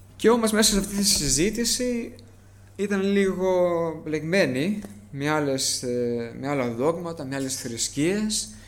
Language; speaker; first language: Greek; early bilingual, heritage; Greek